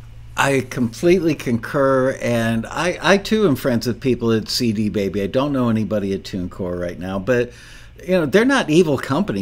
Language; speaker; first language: English; native; English